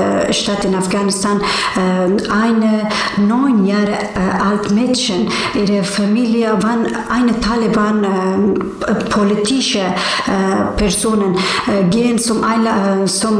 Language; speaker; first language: German; non-native, learner; Persian